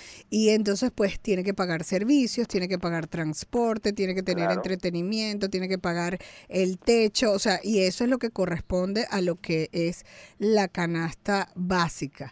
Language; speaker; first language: Spanish; native; Spanish